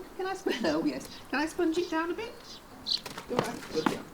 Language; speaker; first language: English; native; English